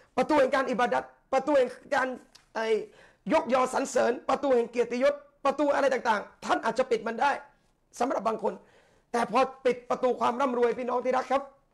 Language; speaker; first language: Thai; non-native, local second language; Malay